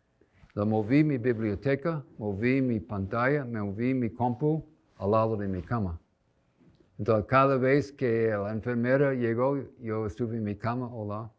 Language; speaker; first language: Spanish; non-native, fluent; English